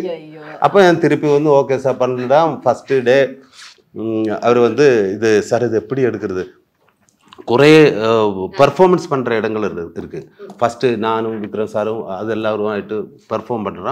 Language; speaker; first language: Tamil; non-native, learner; Malayalam